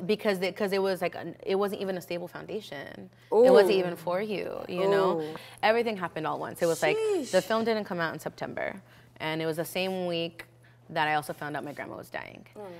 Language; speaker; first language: English; early bilingual, other home language; Spanish